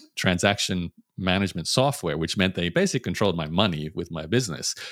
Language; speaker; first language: English; native; English